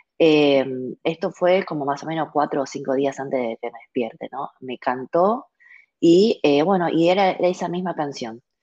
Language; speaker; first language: Spanish; early bilingual, other home language; Chinese